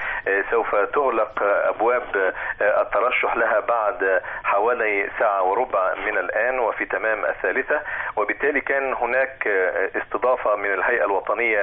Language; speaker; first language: Arabic; native; Arabic